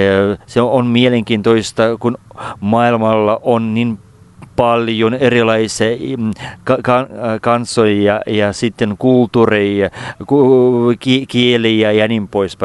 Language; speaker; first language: Finnish; non-native, fluent; Russian